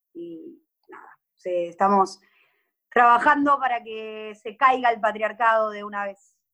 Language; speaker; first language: Spanish; native; Spanish